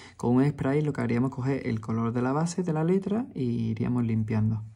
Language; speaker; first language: Spanish; native; Spanish